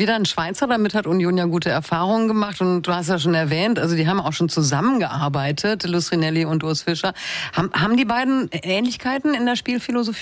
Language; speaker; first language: German; native; German